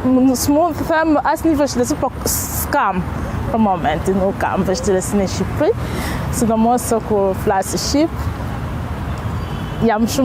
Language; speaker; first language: Albanian; non-native, learner; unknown